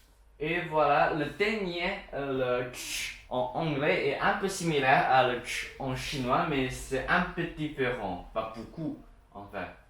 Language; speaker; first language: French; non-native, learner; Chinese